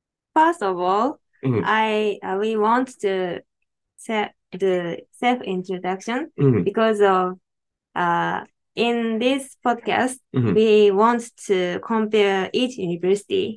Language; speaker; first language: English; non-native, learner; Japanese